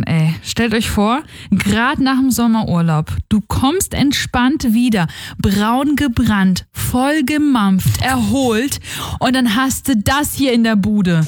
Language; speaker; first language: German; native; German